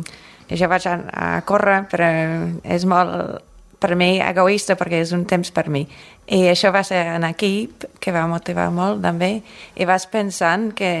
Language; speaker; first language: Catalan; non-native, learner; English